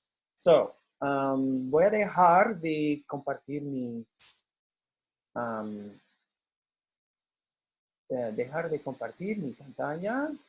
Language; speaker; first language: Spanish; non-native, fluent; English